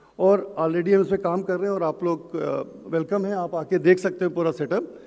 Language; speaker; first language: Hindi; native; Hindi